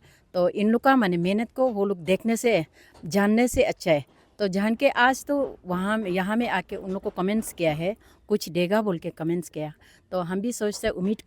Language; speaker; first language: Hindi; non-native, local second language; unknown